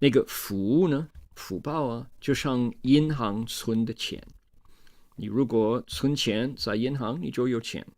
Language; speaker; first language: Chinese; non-native, fluent; English